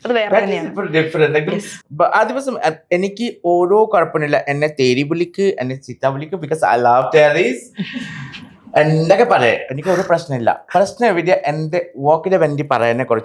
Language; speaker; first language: Malayalam; non-native, local second language; Assamese